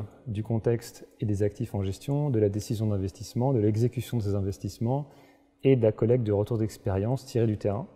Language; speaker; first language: French; native; French